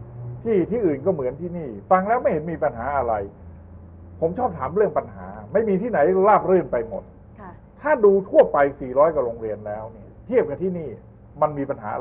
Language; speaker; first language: Thai; native; Thai